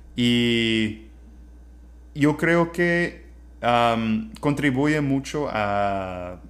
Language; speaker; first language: Spanish; non-native, fluent; English